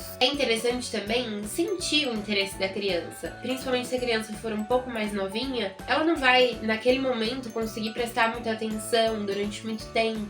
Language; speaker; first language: Portuguese; native; Portuguese